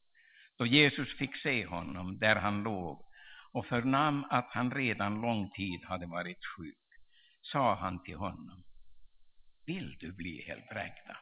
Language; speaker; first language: Swedish; native; Swedish